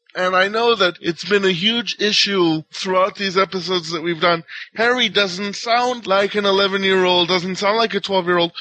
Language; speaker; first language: English; non-native, fluent; Hebrew